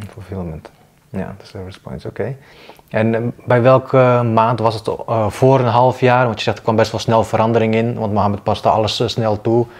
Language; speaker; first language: Dutch; early bilingual, other home language; Bosnian